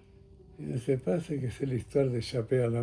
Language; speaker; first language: French; non-native, fluent; Spanish